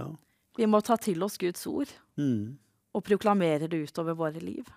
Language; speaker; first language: Norwegian; native; Norwegian